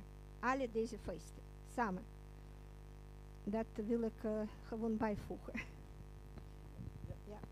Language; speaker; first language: Dutch; non-native, learner; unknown